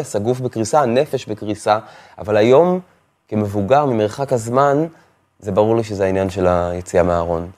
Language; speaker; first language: Hebrew; native; Hebrew